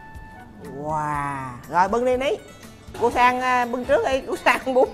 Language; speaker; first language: Vietnamese; native; Vietnamese